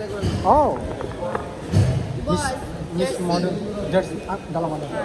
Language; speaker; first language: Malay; non-native, learner; Bangla